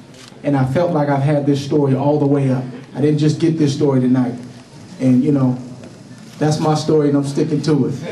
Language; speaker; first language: English; native; English